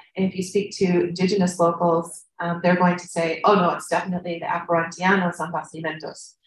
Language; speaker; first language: English; native; English